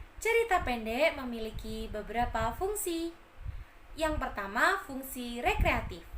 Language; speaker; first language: Indonesian; native; Indonesian